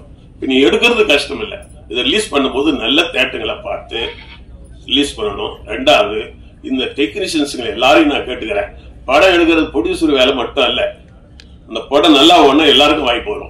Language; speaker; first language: Tamil; native; Tamil